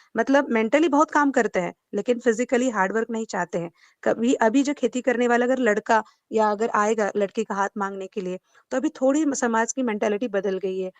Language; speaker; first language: Hindi; non-native, local second language; Marathi